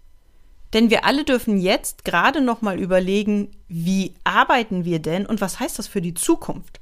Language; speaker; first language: German; native; German